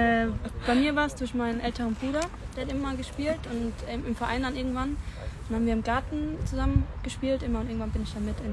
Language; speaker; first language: German; native; German